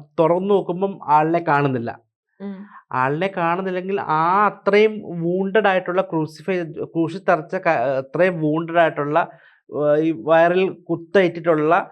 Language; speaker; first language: Malayalam; native; Malayalam